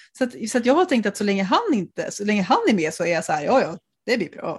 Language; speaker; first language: Swedish; native; Swedish